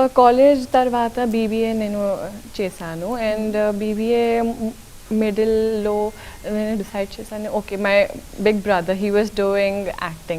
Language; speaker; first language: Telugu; non-native, local second language; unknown